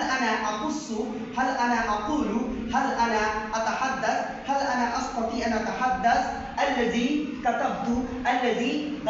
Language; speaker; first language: Arabic; non-native, fluent; Bangla